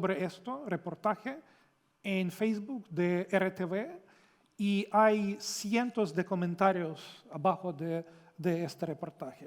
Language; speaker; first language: Spanish; non-native, fluent; Ukrainian